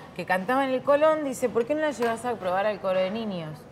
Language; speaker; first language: Spanish; native; Spanish